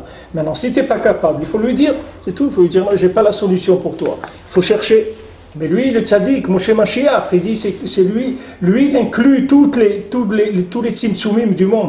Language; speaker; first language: French; native; French